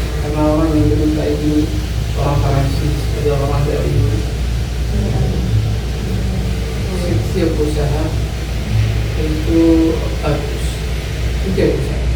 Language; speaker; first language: Indonesian; non-native, learner; Arabic